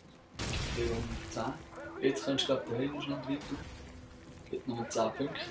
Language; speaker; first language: German; native; German